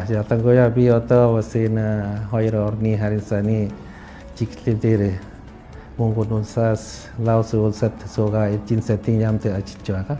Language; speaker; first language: Mongolian; non-native, fluent; Lao